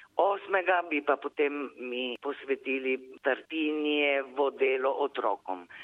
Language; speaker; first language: Slovenian; non-native, local second language; Italian